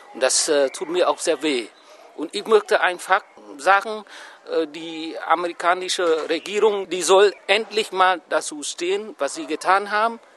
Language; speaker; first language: German; non-native, fluent; Vietnamese